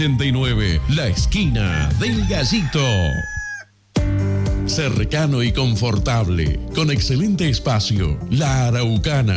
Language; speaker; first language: Spanish; native; Spanish